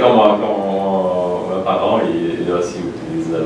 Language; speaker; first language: French; non-native, learner; Polish